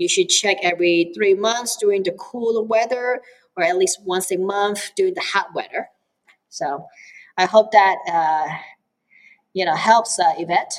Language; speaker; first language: English; early bilingual, other home language; Cantonese